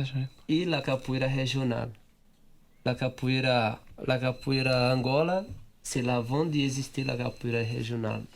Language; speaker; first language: French; non-native, fluent; Portuguese